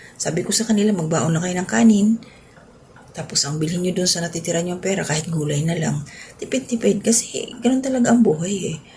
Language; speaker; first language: Filipino; non-native, local second language; Cebuano